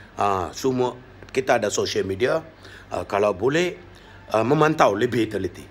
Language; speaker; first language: Malay; non-native, local second language; Tamil